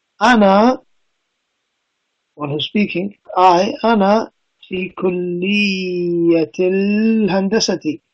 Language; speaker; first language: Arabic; non-native, fluent; English